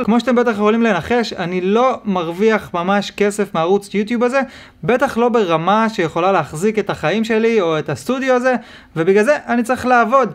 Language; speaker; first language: Hebrew; native; Hebrew